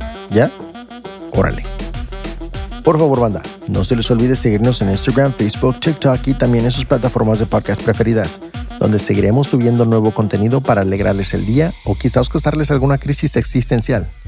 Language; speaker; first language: Spanish; early bilingual, heritage; Spanish